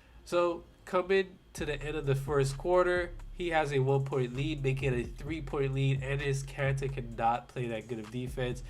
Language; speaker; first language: English; native; English